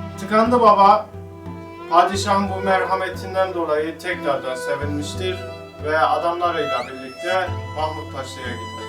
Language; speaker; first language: Turkish; native; Turkish